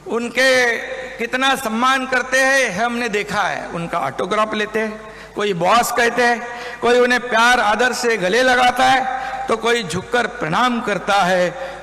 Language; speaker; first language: Hindi; non-native, local second language; Marathi